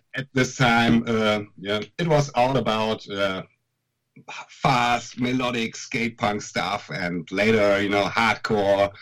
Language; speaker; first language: English; non-native, fluent; German